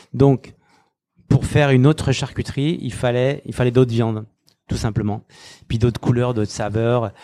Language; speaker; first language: French; native; French